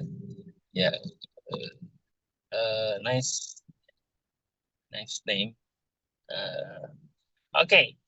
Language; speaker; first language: English; non-native, fluent; Indonesian